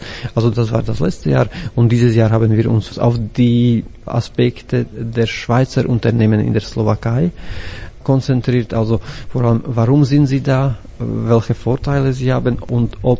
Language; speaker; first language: German; non-native, fluent; Slovak